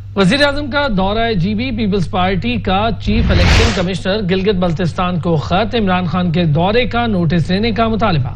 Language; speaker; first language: Urdu; native; Urdu